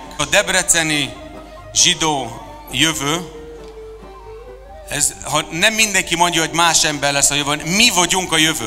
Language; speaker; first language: Hungarian; non-native, fluent; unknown